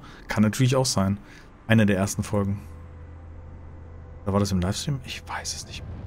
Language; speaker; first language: German; native; German